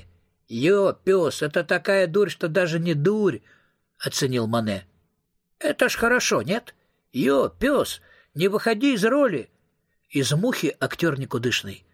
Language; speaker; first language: Russian; native; Russian